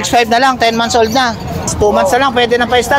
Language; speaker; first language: Filipino; native; Filipino